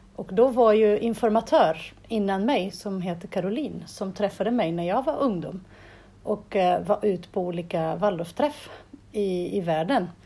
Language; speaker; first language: Swedish; non-native, fluent; Portuguese